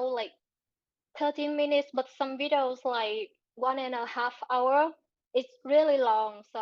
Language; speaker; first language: English; non-native, learner; Vietnamese